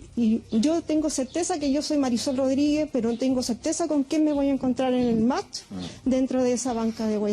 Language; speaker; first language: Spanish; native; Spanish